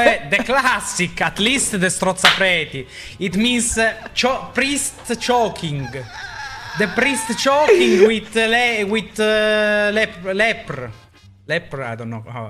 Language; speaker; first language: English; non-native, fluent; Italian